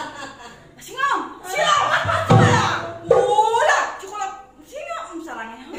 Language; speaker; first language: Indonesian; non-native, local second language; Sundanese